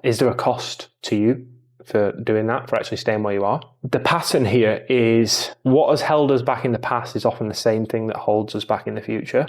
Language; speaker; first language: English; native; English